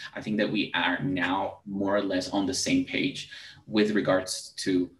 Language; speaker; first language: English; non-native, fluent; Spanish